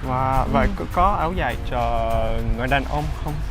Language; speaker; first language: Vietnamese; non-native, learner; English